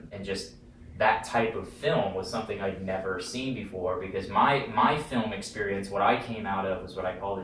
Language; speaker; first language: English; native; English